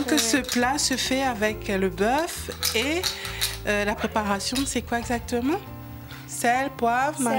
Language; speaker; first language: French; non-native, local second language; Morisyen